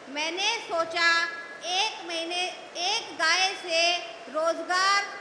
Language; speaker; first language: Hindi; native; Hindi